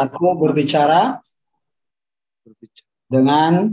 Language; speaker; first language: Indonesian; native; Indonesian